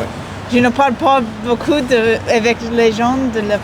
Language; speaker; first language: French; non-native, learner; English